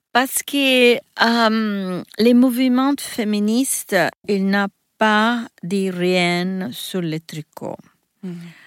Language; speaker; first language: French; non-native, learner; Italian